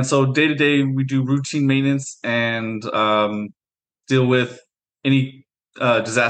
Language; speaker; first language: English; native; English